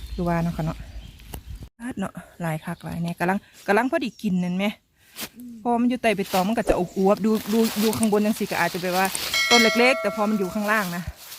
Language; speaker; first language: Thai; native; Thai